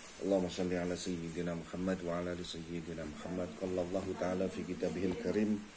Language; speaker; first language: Indonesian; native; Indonesian